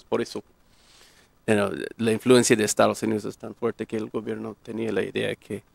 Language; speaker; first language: Spanish; non-native, fluent; English